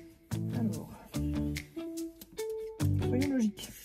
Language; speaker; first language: French; native; French